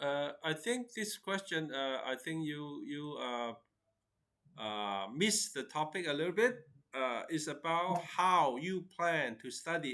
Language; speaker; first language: English; non-native, fluent; Chinese